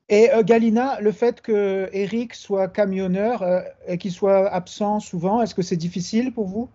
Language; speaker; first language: French; native; French